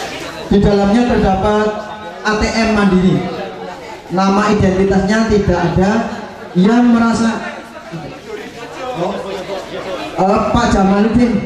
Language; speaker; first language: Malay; non-native, local second language; Javanese